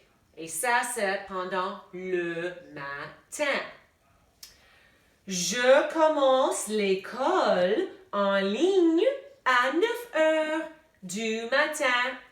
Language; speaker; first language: French; non-native, fluent; English